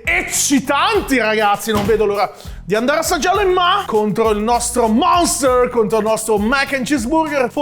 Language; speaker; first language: Italian; native; Italian